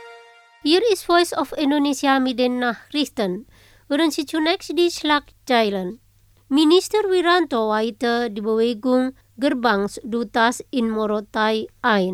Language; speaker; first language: German; non-native, fluent; Indonesian